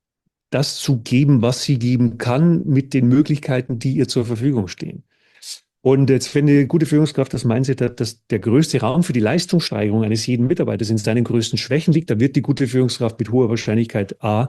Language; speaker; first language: German; native; German